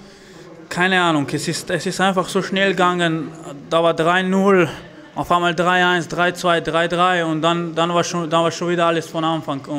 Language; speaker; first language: German; non-native, fluent; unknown